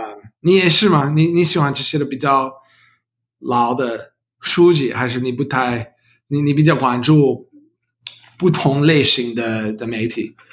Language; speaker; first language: Chinese; non-native, learner; English